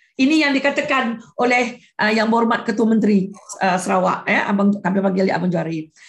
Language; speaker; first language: Malay; non-native, local second language; Iban